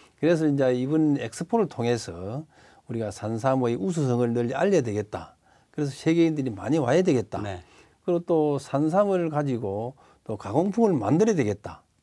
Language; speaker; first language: Korean; native; Korean